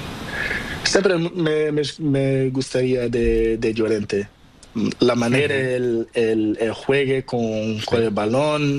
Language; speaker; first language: Spanish; non-native, learner; Portuguese